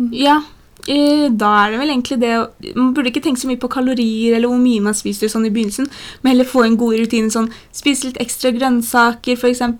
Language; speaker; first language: Norwegian; early bilingual, other home language; Polish